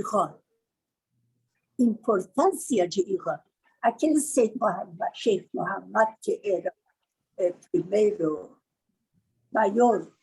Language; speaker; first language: Portuguese; non-native, learner; Persian